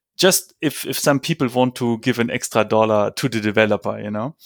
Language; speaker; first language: English; non-native, fluent; German